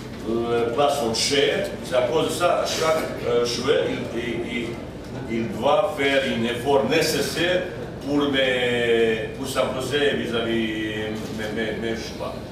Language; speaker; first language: French; non-native, fluent; Bosnian